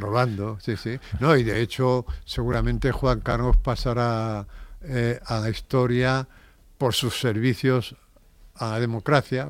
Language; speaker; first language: Spanish; native; Spanish